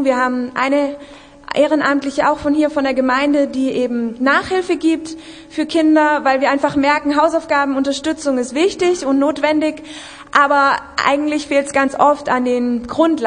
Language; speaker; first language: German; native; German